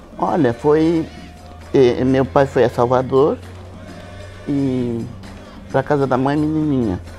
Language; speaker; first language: Portuguese; native; Portuguese